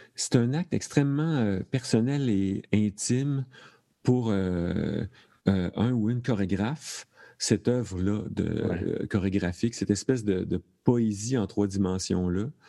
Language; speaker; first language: French; native; French